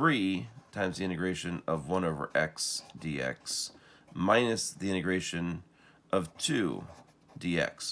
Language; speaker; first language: English; native; English